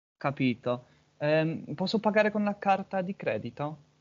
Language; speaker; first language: Italian; non-native, learner; English